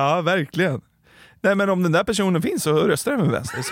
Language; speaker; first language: Swedish; native; Swedish